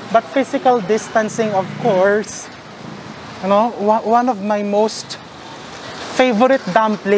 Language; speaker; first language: English; non-native, local second language; Filipino